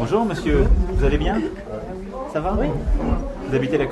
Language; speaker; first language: French; native; French